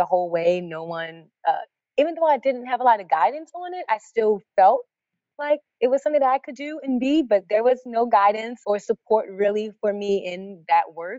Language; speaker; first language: English; native; English